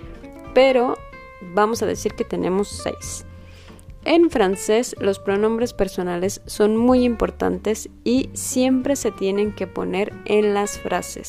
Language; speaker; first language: Spanish; non-native, fluent; French